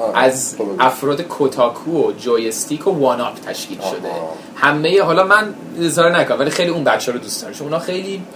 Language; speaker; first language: Persian; early bilingual, heritage; Persian